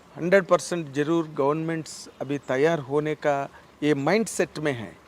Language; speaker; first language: Hindi; non-native, local second language; Telugu